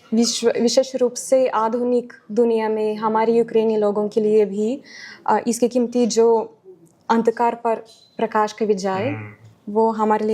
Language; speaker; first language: Hindi; non-native, fluent; Ukrainian